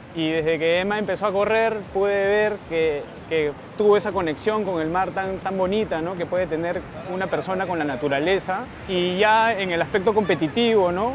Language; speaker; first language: Spanish; native; Spanish